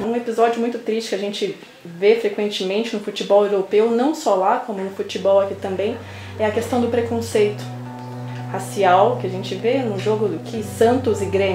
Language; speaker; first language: Portuguese; native; Portuguese